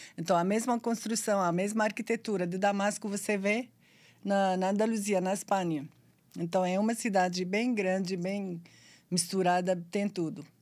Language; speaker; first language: Portuguese; non-native, fluent; Arabic